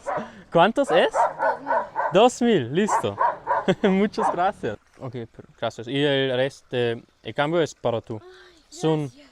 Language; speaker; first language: Spanish; non-native, learner; English